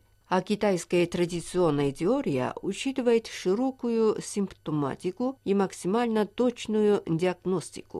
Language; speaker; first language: Russian; non-native, fluent; Chinese